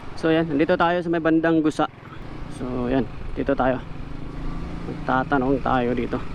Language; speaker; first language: Filipino; non-native, local second language; Cebuano